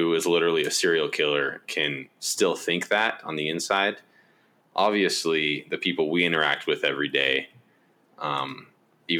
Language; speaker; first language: English; native; English